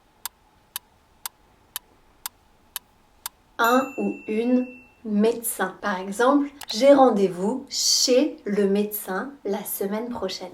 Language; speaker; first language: French; native; French